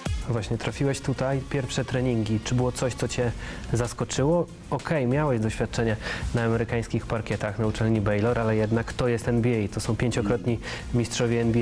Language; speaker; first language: Polish; native; Polish